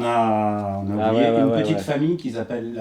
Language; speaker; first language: French; native; French